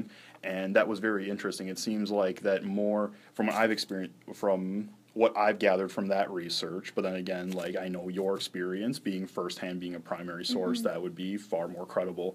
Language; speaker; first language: English; native; English